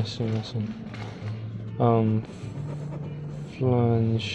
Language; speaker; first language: Japanese; non-native, learner; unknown